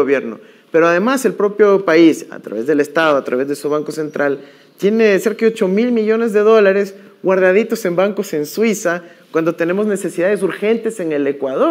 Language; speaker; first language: Spanish; native; Spanish